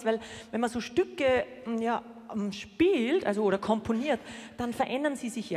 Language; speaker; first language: German; native; German